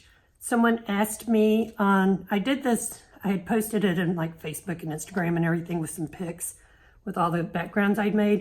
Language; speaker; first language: English; native; English